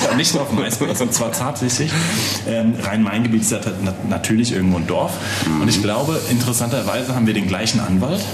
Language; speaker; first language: German; native; German